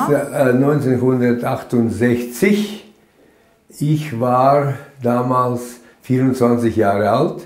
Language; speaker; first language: German; non-native, fluent; Latvian